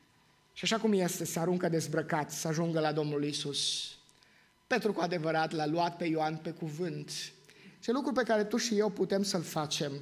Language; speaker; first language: Romanian; native; Romanian